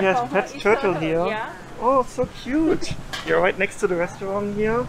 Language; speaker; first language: English; non-native, fluent; German